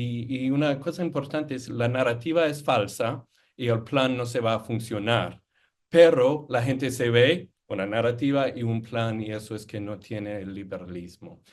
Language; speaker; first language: Spanish; non-native, fluent; English